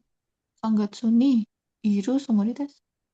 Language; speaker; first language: Japanese; non-native, learner; Indonesian